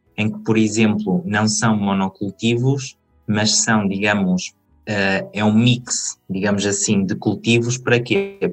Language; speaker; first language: Portuguese; native; Portuguese